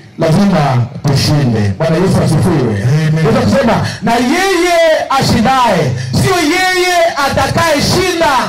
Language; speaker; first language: Swahili; non-native, local second language; Gusii